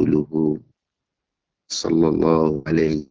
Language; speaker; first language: Arabic; non-native, fluent; Yoruba